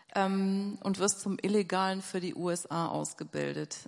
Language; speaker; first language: German; native; German